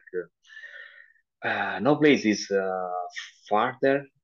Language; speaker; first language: English; non-native, fluent; Italian